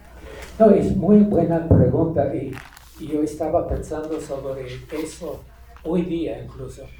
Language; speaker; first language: Spanish; non-native, fluent; English